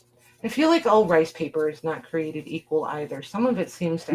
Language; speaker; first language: English; native; English